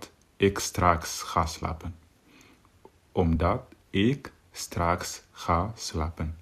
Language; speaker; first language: Dutch; non-native, fluent; Tigrinya